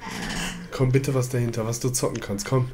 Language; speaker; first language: German; native; German